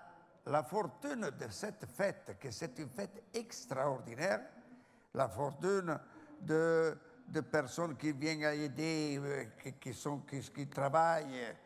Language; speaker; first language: French; non-native, learner; Italian